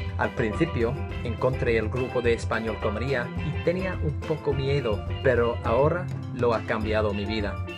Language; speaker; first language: Spanish; non-native, fluent; English